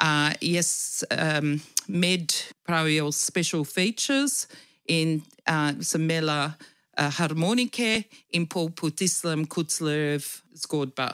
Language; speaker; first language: Slovenian; early bilingual, heritage; English